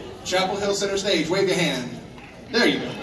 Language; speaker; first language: English; native; English